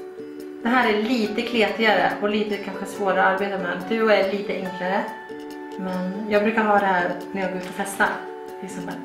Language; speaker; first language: Swedish; native; Swedish